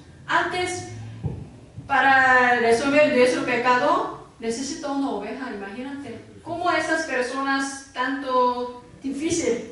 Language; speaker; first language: Spanish; non-native, learner; Korean